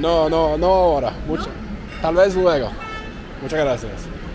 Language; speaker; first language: Spanish; non-native, learner; English